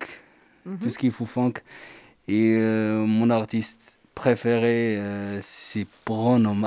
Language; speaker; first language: French; non-native, learner; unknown